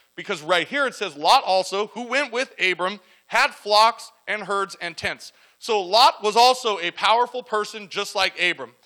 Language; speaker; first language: English; native; English